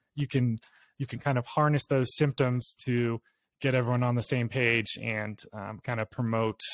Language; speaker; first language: English; native; English